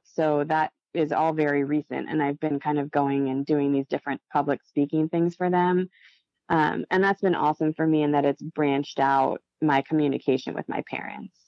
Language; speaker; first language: English; native; English